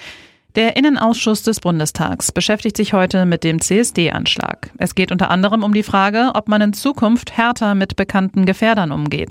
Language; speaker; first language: German; native; German